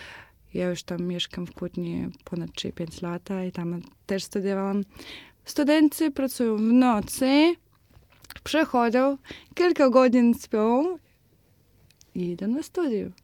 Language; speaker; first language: Polish; non-native, fluent; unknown